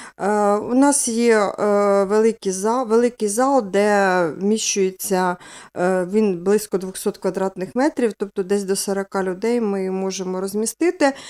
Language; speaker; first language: Ukrainian; native; Ukrainian